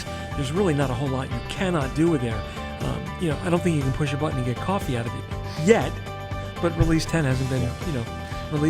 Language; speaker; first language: English; native; English